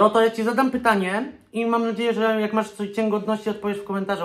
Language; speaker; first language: Polish; native; Polish